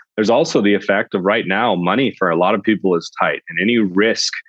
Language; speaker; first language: English; native; English